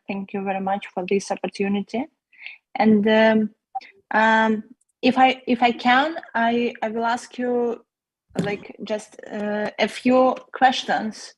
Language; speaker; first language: English; non-native, learner; Russian